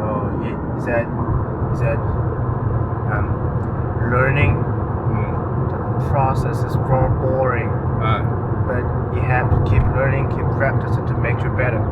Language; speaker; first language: English; non-native, fluent; Chinese